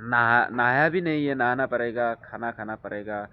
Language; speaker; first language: Hindi; non-native, local second language; Assamese